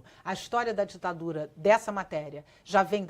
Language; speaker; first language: Portuguese; native; Portuguese